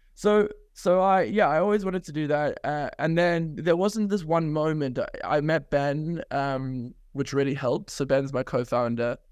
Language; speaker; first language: English; native; English